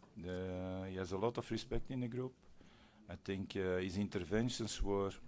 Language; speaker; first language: English; non-native, fluent; Dutch